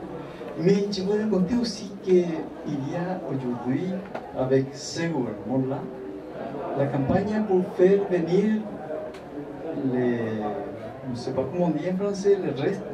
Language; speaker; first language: French; non-native, fluent; Spanish